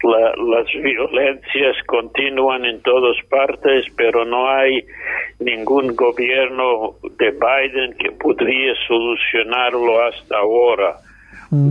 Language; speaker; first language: Spanish; non-native, fluent; English